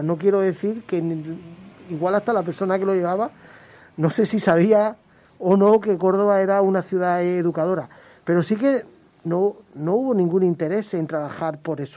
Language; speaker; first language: Spanish; native; Spanish